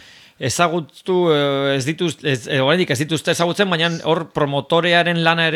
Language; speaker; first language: Basque; native; Basque